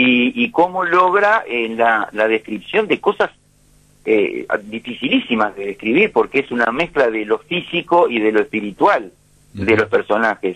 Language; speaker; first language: Spanish; native; Spanish